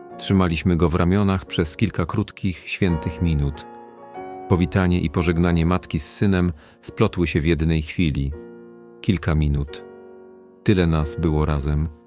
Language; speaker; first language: Polish; non-native, fluent; Kurdish